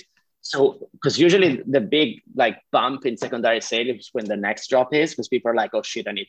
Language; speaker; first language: English; non-native, fluent; Italian